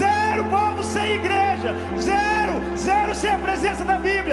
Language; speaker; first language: Portuguese; native; Portuguese